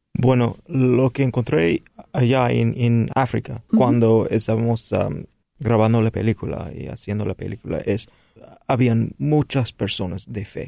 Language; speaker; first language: Spanish; non-native, fluent; English